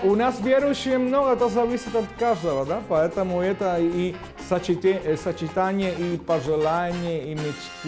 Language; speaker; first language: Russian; non-native, fluent; Spanish